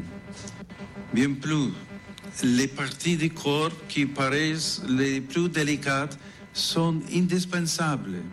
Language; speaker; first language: French; non-native, fluent; English